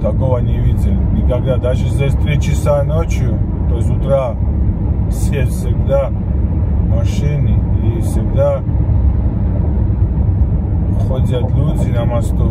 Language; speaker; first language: Russian; non-native, fluent; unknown